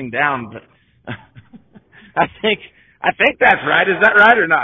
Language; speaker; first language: English; native; English